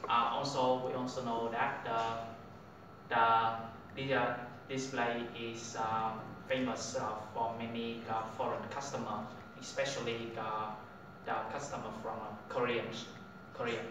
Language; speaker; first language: English; non-native, learner; Vietnamese